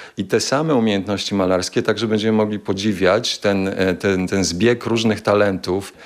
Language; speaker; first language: Polish; native; Polish